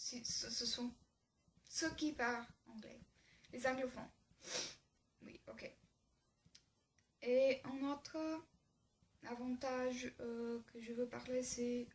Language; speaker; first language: French; non-native, learner; English